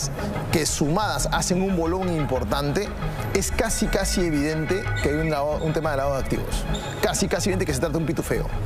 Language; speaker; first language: Spanish; native; Spanish